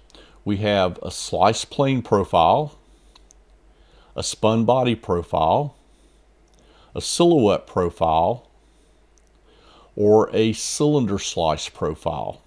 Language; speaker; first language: English; native; English